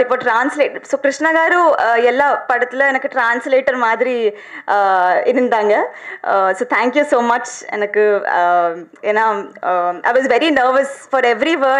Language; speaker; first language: Tamil; non-native, learner; Telugu